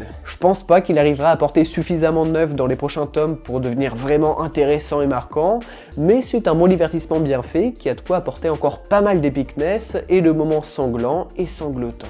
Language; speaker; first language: French; native; French